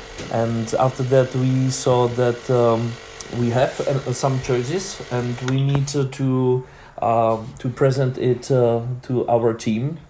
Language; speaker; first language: English; non-native, learner; Czech